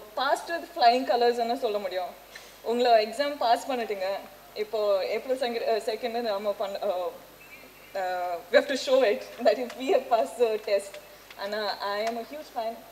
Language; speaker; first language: Tamil; non-native, learner; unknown